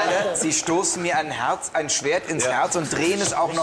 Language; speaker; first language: German; native; German